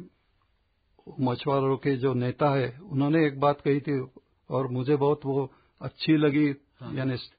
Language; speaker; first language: Hindi; non-native, local second language; Marathi